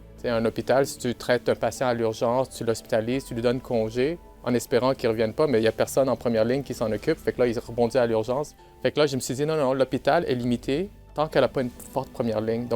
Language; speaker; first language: French; native; French